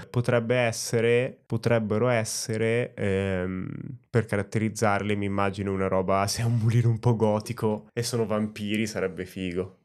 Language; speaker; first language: Italian; native; Italian